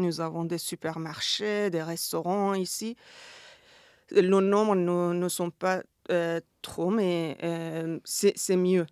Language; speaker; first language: French; non-native, fluent; Persian